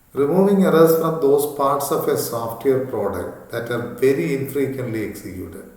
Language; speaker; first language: English; non-native, local second language; Malayalam